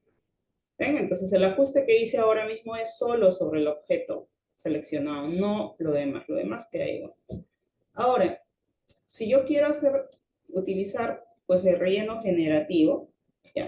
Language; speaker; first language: Spanish; native; Spanish